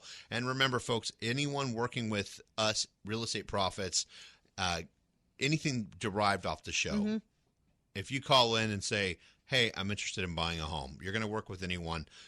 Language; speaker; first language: English; native; English